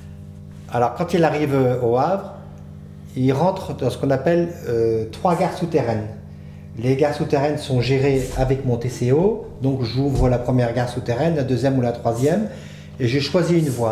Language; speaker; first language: French; native; French